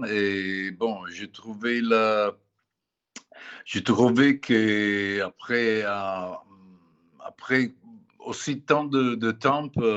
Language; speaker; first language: French; non-native, fluent; Italian